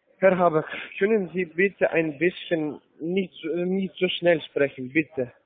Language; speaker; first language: German; non-native, learner; Russian